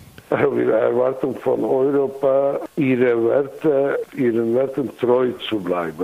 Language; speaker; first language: German; non-native, fluent; Kurdish